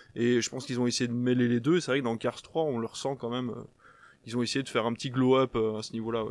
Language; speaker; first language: French; native; French